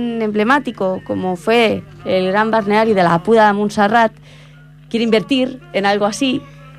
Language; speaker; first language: Spanish; native; Spanish